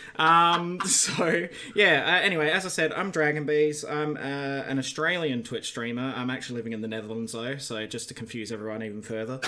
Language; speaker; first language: English; native; English